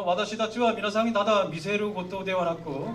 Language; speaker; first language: Japanese; non-native, fluent; Korean